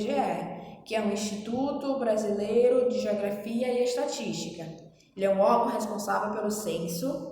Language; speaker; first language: Portuguese; native; Portuguese